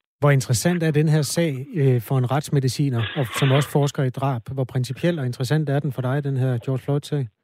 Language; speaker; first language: Danish; native; Danish